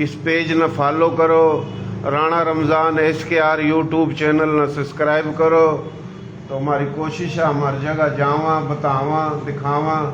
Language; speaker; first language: Hindi; non-native, local second language; Marwari